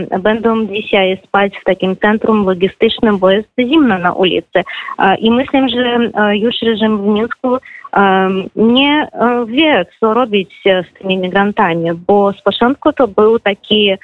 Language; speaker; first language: Polish; non-native, fluent; Belarusian